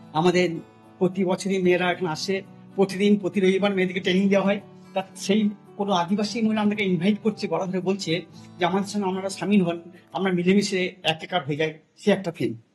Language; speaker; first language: Bangla; non-native, local second language; Santali